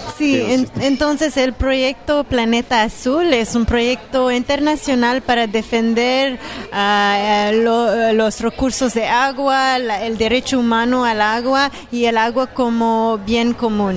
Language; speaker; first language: Spanish; non-native, fluent; French